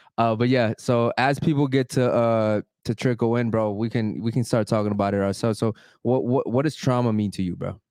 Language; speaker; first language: English; early bilingual, other home language; Spanish